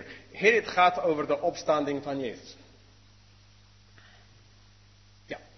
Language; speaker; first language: Dutch; non-native, fluent; English